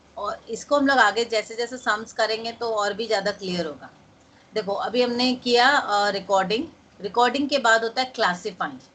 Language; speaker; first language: Hindi; non-native, local second language; Bangla